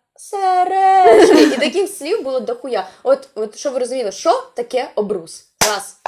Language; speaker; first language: Ukrainian; non-native, local second language; Russian